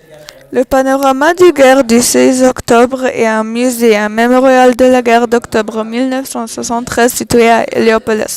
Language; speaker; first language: French; non-native, learner; Arabic